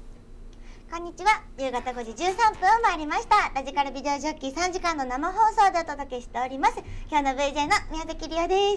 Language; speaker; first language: Japanese; native; Japanese